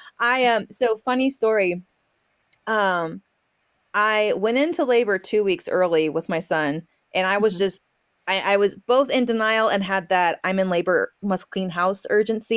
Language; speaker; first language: English; native; English